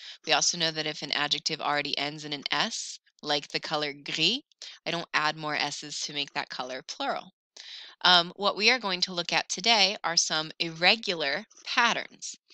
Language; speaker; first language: English; native; English